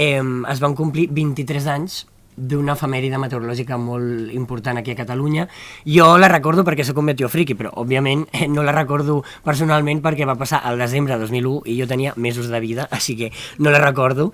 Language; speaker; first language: Catalan; native; Catalan